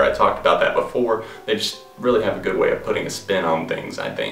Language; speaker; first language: English; native; English